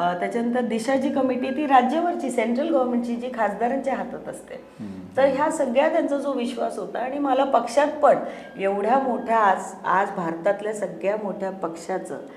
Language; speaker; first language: Marathi; non-native, fluent; Hindi